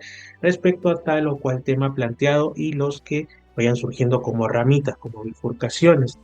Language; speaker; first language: Spanish; native; Spanish